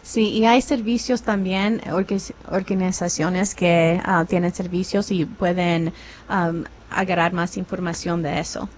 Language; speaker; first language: Spanish; non-native, fluent; English